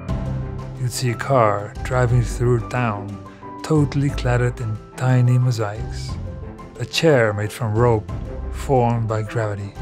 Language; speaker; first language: English; non-native, fluent; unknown